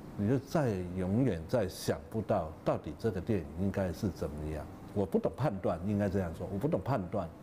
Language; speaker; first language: Chinese; non-native, local second language; Cantonese